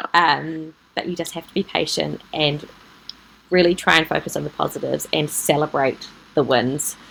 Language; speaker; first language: English; native; English